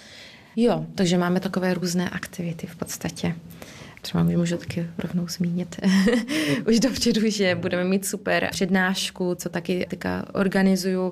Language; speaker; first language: Czech; early bilingual, heritage; Czech